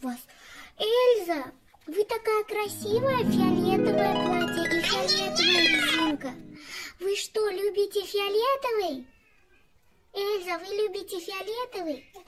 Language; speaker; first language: Russian; non-native, local second language; Kazakh